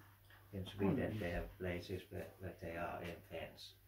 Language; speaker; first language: English; non-native, learner; Finnish